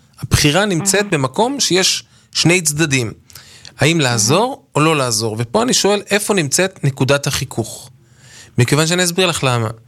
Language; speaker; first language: Hebrew; native; Hebrew